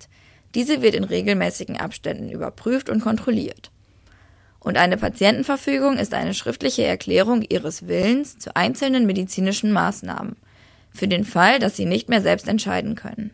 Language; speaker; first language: German; native; German